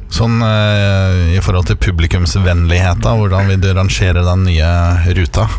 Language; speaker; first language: Norwegian; native; Norwegian